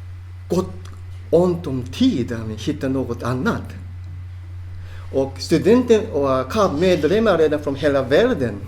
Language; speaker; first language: Swedish; non-native, fluent; Japanese